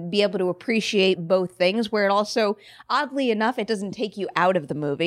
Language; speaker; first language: English; native; English